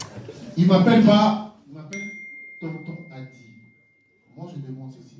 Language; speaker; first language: French; non-native, local second language; Lingala